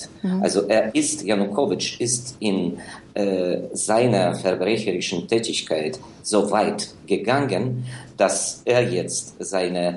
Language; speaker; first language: German; non-native, fluent; Ukrainian